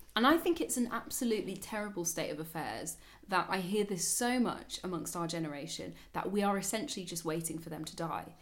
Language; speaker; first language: English; native; English